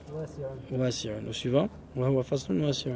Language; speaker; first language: Arabic; non-native, fluent; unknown